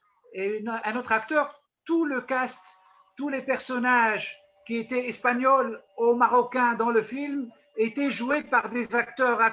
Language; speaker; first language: French; non-native, local second language; Arabic